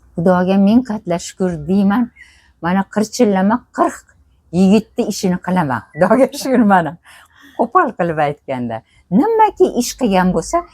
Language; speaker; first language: Uzbek; native; Uzbek